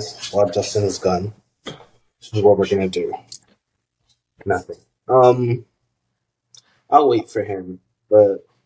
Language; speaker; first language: English; non-native, local second language; Yoruba